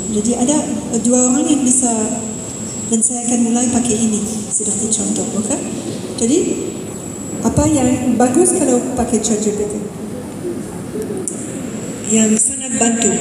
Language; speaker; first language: Indonesian; non-native, fluent; English